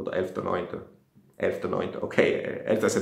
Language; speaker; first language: German; non-native, fluent; Italian